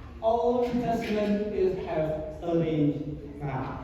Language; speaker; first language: English; non-native, learner; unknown